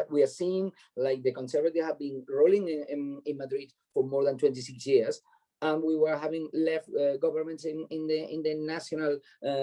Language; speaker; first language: English; non-native, fluent; Spanish